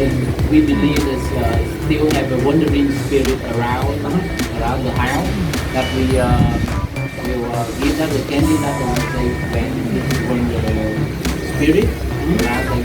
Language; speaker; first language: English; non-native, learner; Vietnamese